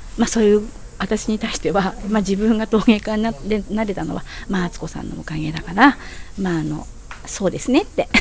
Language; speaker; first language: Japanese; native; Japanese